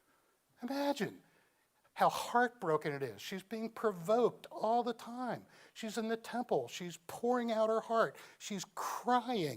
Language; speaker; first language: English; native; English